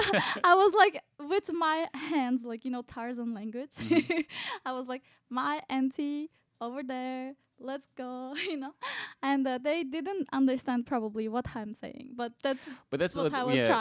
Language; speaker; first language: English; non-native, fluent; Turkish